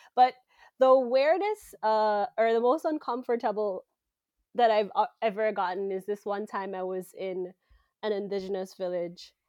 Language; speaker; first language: English; native; English